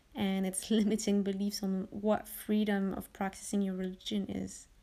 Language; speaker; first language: English; early bilingual, heritage; French